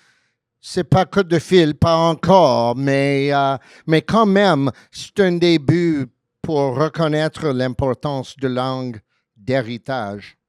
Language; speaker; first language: French; early bilingual, heritage; French